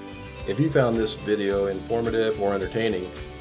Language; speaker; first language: English; native; English